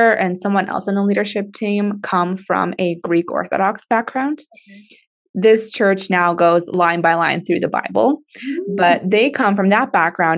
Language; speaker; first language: English; early bilingual, other home language; Russian